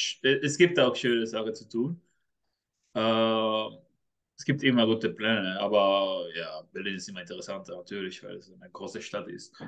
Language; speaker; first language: German; non-native, fluent; Spanish